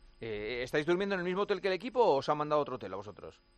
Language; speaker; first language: Spanish; native; Spanish